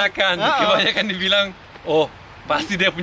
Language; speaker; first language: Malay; early bilingual, other home language; German